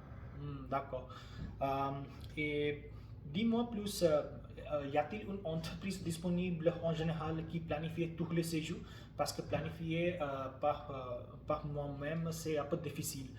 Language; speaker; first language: French; non-native, learner; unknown